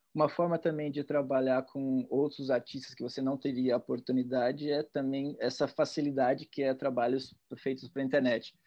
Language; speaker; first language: Portuguese; native; Portuguese